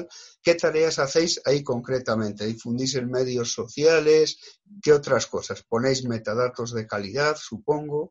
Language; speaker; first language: Spanish; native; Spanish